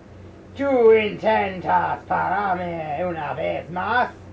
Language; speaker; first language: Spanish; non-native, learner; English